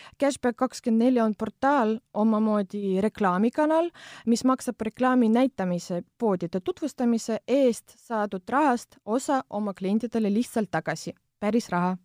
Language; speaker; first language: Estonian; non-native, local second language; Russian